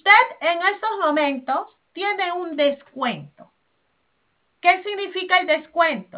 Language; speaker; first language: Spanish; native; Spanish